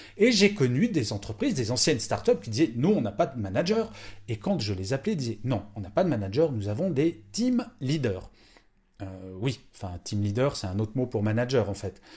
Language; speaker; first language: French; native; French